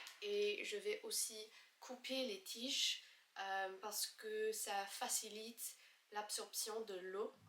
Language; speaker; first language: French; non-native, fluent; English